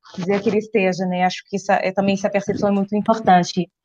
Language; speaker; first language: Portuguese; non-native, fluent; French